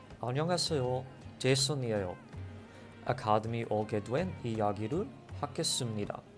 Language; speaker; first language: Korean; non-native, learner; English